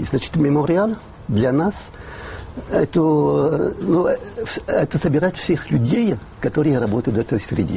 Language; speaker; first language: Russian; non-native, fluent; French